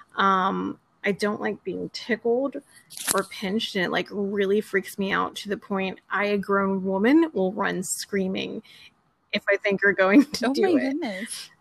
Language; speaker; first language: English; native; English